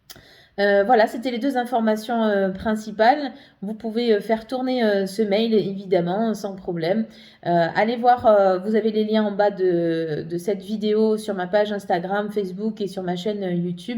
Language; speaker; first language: French; native; French